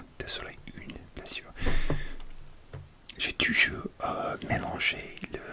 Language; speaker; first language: French; non-native, learner; English